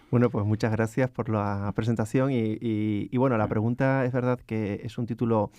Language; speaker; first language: Spanish; native; Spanish